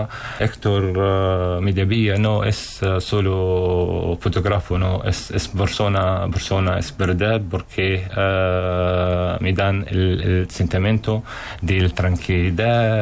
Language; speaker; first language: Spanish; non-native, learner; Arabic